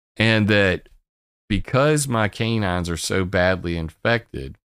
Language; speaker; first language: English; native; English